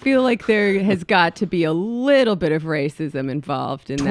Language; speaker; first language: English; native; English